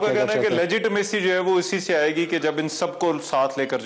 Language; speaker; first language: Urdu; native; Urdu